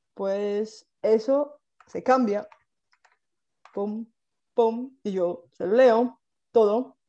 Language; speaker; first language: Spanish; non-native, fluent; Bulgarian